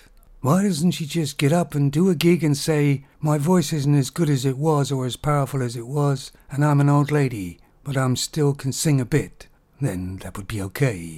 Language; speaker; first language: English; native; English